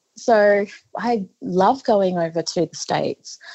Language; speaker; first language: English; native; English